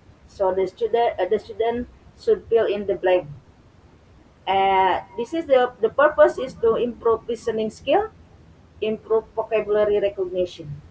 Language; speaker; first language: English; non-native, learner; Indonesian